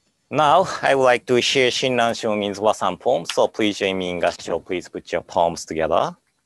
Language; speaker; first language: English; non-native, fluent; Japanese